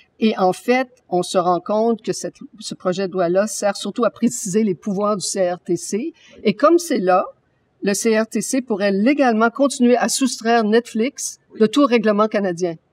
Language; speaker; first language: French; native; French